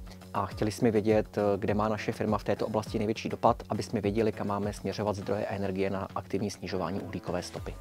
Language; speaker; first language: Czech; native; Czech